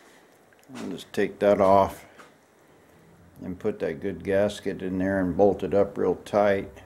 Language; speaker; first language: English; native; English